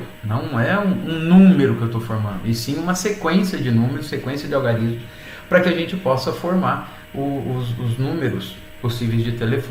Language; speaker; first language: Portuguese; native; Portuguese